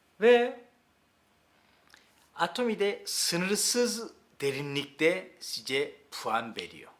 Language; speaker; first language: Turkish; non-native, learner; Korean